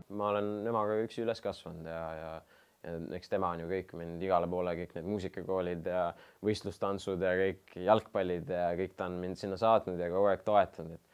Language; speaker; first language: Estonian; non-native, local second language; Russian